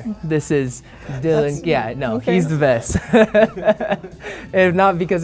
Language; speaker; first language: English; native; English